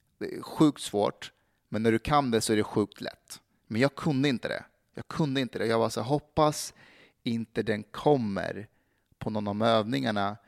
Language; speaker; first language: Swedish; early bilingual, other home language; Persian